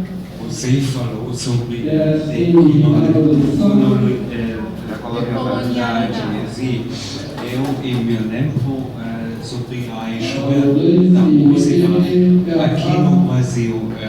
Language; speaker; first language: Portuguese; non-native, fluent; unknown